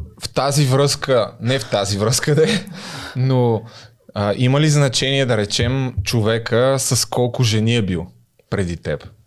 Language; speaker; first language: Bulgarian; native; Bulgarian